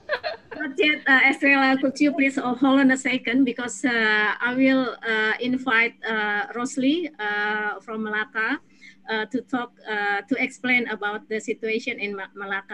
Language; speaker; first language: English; non-native, fluent; Indonesian